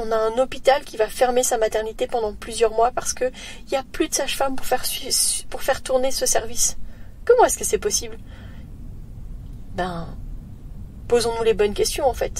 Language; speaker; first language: French; native; French